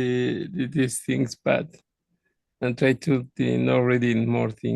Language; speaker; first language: English; non-native, learner; Spanish